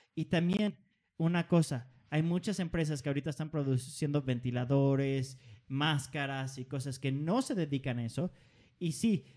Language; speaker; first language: Spanish; non-native, fluent; Danish